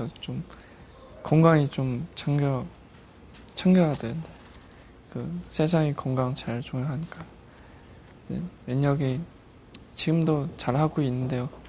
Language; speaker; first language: Korean; non-native, learner; Chinese